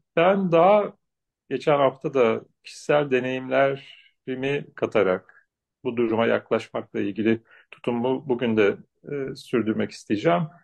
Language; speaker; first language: Turkish; native; Turkish